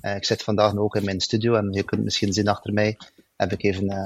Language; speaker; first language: Dutch; native; Dutch